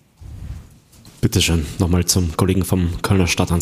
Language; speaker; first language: German; native; German